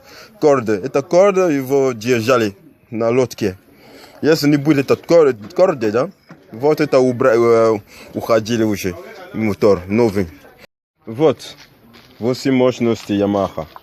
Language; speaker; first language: Russian; non-native, learner; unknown